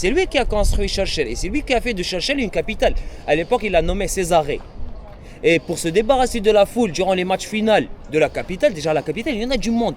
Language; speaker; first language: French; non-native, local second language; Arabic